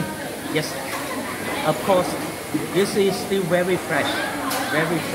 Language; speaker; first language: English; non-native, fluent; Vietnamese